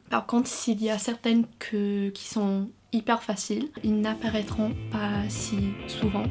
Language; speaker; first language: French; non-native, fluent; English